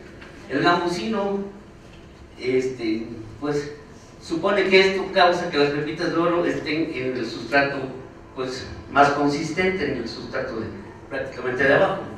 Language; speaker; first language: Spanish; native; Spanish